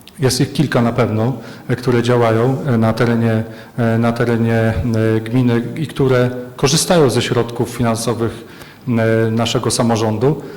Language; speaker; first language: Polish; native; Polish